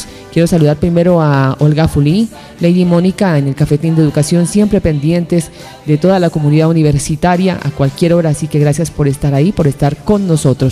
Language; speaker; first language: Spanish; native; Spanish